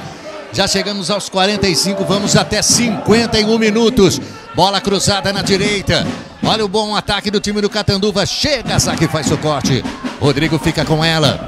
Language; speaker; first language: Portuguese; native; Portuguese